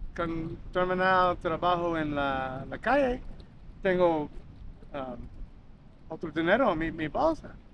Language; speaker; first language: Spanish; non-native, learner; English